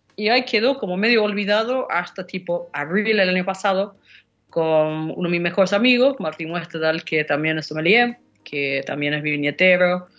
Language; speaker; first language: Spanish; non-native, fluent; English